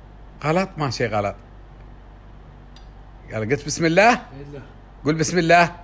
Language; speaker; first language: Arabic; native; Arabic